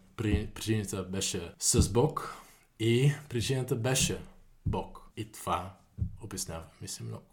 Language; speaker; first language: Bulgarian; non-native, fluent; Dutch